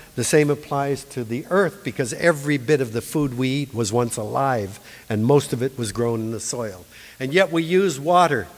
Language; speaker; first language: English; native; English